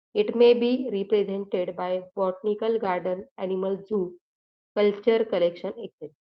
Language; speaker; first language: English; non-native, local second language; Marathi